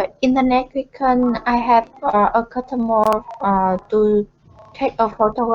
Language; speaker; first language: English; non-native, learner; Vietnamese